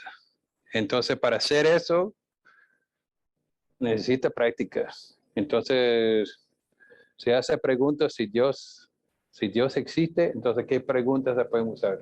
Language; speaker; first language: Spanish; non-native, fluent; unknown